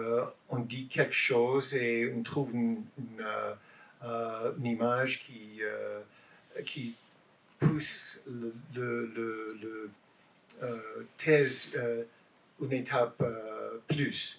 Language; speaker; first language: French; non-native, learner; English